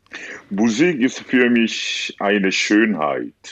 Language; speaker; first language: German; non-native, fluent; Korean